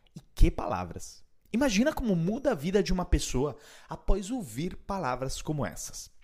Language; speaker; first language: Portuguese; non-native, fluent; Italian